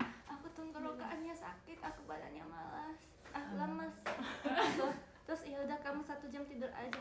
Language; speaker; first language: Indonesian; early bilingual, heritage; Indonesian